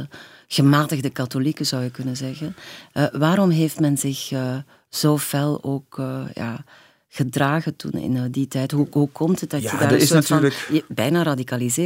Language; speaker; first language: Dutch; native; Dutch